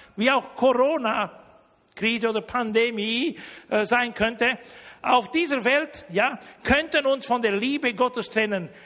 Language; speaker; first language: German; early bilingual, heritage; Romanian